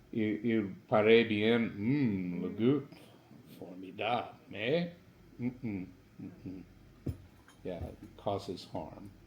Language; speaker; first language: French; non-native, learner; English